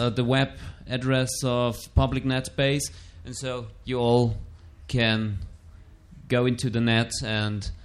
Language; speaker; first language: English; non-native, fluent; German